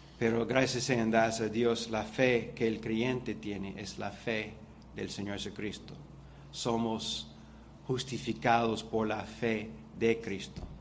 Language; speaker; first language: Spanish; non-native, fluent; English